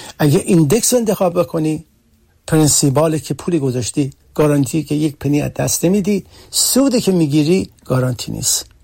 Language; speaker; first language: Persian; early bilingual, heritage; Persian